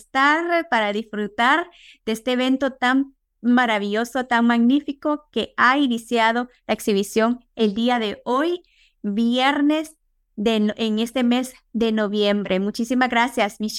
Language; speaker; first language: Spanish; native; Spanish